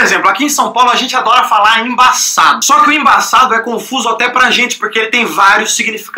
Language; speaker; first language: Portuguese; native; Portuguese